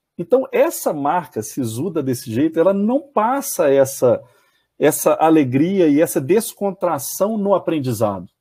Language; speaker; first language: Portuguese; native; Portuguese